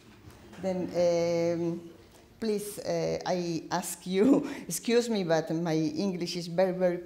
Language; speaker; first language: English; non-native, learner; Spanish